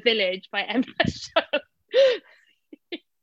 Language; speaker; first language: English; native; English